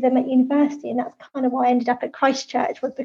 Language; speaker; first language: English; native; English